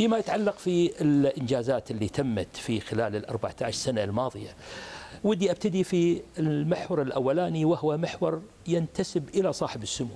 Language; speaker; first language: Arabic; native; Arabic